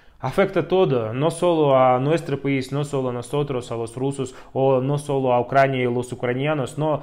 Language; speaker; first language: Spanish; non-native, fluent; Russian